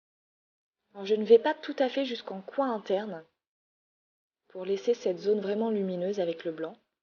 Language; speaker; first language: French; native; French